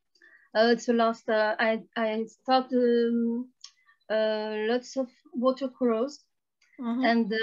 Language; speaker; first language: English; non-native, learner; French